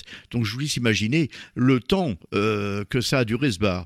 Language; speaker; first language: French; native; French